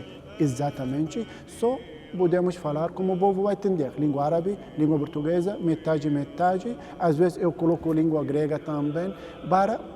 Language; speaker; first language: Portuguese; non-native, learner; Arabic